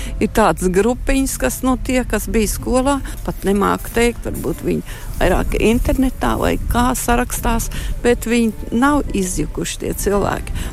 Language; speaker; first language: Latvian; early bilingual, heritage; Latvian